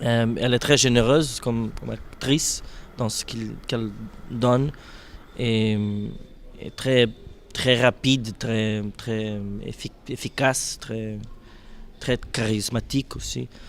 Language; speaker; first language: French; non-native, fluent; Portuguese